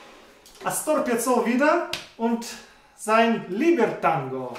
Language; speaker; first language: German; non-native, fluent; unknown